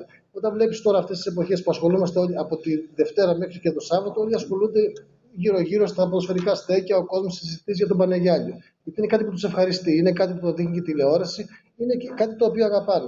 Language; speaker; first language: Greek; native; Greek